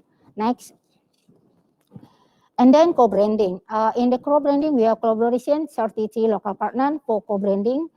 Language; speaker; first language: English; non-native, learner; Indonesian